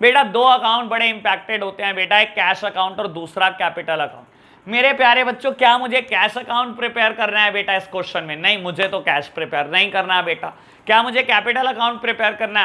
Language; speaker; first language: Hindi; native; Hindi